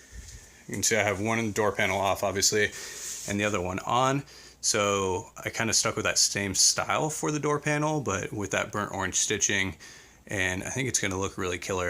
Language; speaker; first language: English; native; English